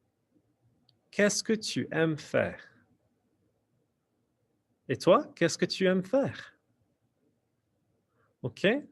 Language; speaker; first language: French; non-native, fluent; English